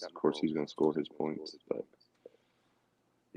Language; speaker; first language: English; native; English